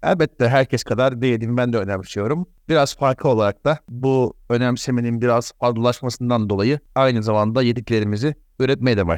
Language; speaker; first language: Turkish; native; Turkish